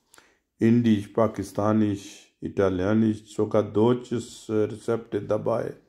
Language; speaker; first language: German; non-native, learner; Urdu